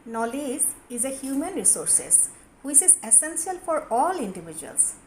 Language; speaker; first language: English; non-native, local second language; Assamese